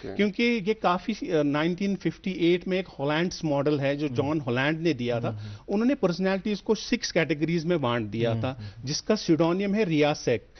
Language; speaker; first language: Hindi; non-native, local second language; Kashmiri